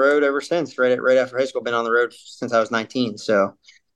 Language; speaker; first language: English; native; English